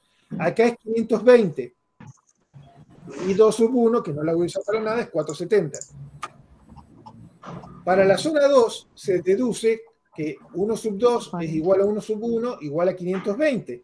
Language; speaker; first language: Spanish; native; Spanish